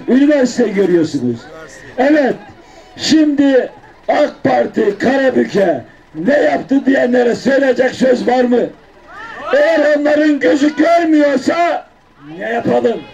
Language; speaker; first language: Turkish; native; Turkish